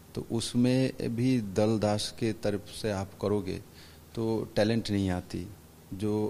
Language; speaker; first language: Hindi; non-native, local second language; Bangla